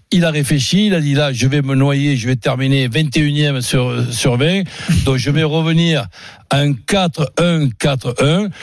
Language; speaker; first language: French; native; French